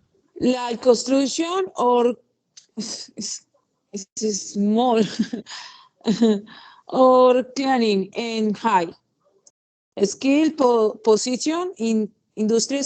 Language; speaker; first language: English; non-native, learner; Spanish